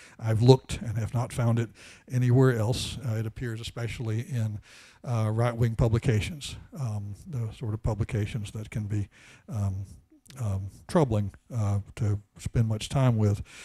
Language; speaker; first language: English; native; English